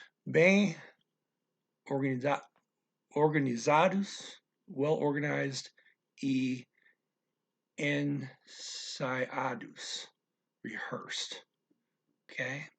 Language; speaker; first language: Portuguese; non-native, learner; English